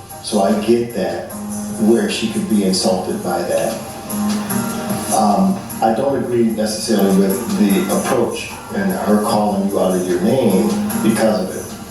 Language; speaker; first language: English; native; English